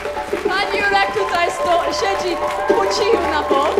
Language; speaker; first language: Polish; non-native, learner; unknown